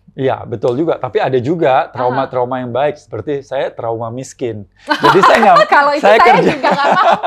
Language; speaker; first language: Indonesian; native; Indonesian